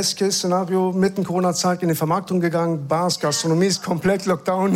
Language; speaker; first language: German; early bilingual, other home language; Persian